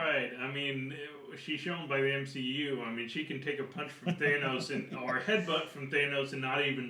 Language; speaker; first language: English; native; English